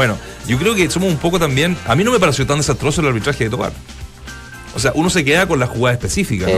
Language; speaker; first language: Spanish; native; Spanish